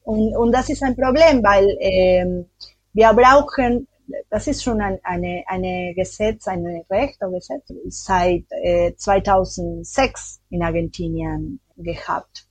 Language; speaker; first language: German; non-native, learner; Spanish